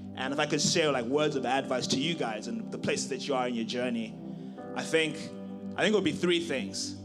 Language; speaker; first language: English; non-native, local second language; Shona